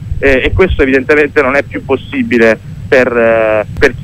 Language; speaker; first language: Italian; native; Italian